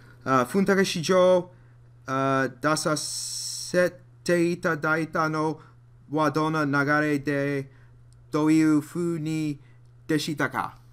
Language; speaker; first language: Japanese; non-native, learner; English